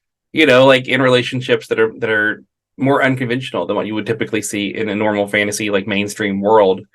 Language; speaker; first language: English; native; English